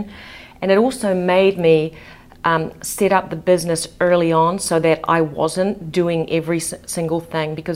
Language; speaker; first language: English; native; English